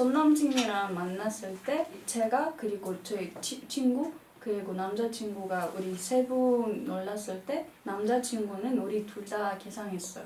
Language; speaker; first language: Korean; non-native, fluent; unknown